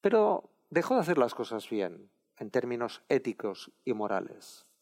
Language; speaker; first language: Spanish; non-native, local second language; Catalan